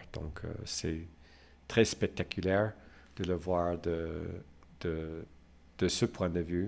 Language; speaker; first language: French; non-native, fluent; English